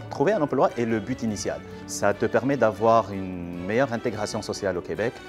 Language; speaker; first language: French; non-native, local second language; Arabic